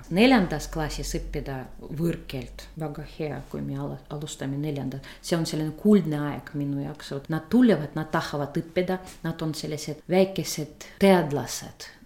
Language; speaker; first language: Estonian; non-native, fluent; Russian